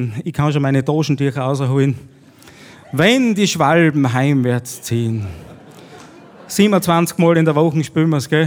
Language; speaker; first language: German; native; German